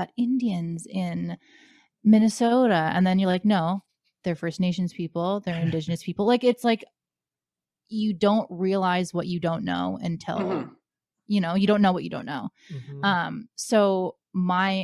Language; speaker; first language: English; native; English